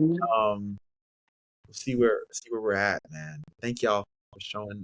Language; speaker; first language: English; native; English